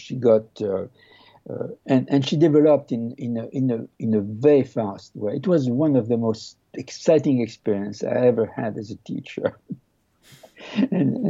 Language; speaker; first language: English; non-native, fluent; French